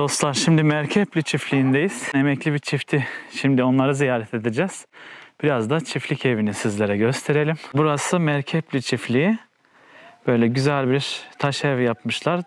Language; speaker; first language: Turkish; native; Turkish